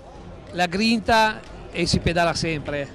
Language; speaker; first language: Italian; native; Italian